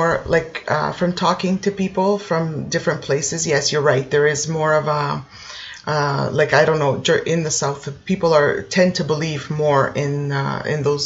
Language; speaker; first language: English; native; English